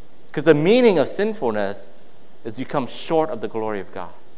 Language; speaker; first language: English; early bilingual, other home language; Vietnamese